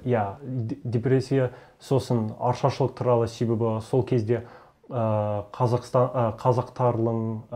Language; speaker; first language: Kazakh; non-native, learner; English